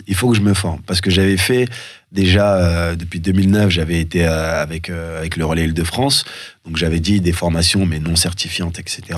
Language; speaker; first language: French; early bilingual, other home language; Soninke